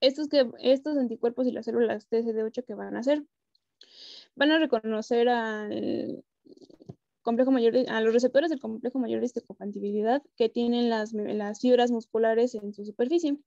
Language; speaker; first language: Spanish; native; Spanish